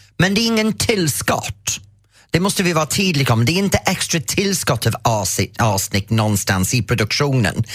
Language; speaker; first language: Swedish; non-native, fluent; English